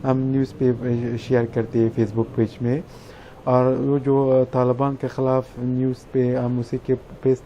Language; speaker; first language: Hindi; non-native, learner; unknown